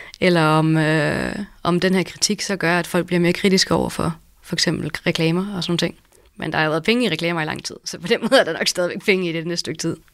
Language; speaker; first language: Danish; native; Danish